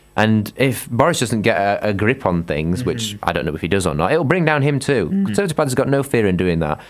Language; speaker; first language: English; native; English